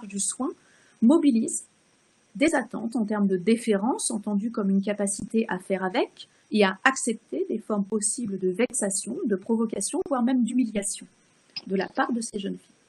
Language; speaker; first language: French; native; French